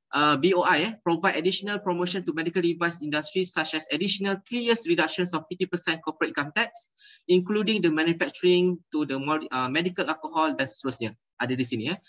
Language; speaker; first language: English; non-native, local second language; Malay